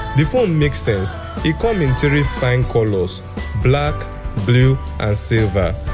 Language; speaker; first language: Nigerian Pidgin; native; Nigerian Pidgin